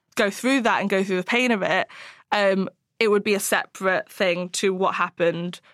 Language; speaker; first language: English; native; English